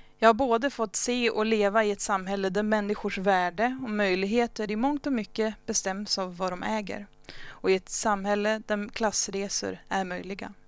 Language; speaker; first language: Swedish; early bilingual, other home language; Spanish